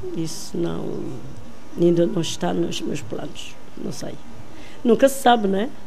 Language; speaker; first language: Portuguese; non-native, local second language; Kabuverdianu